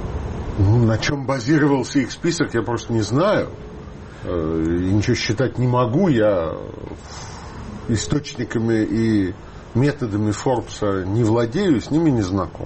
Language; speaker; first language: Russian; native; Russian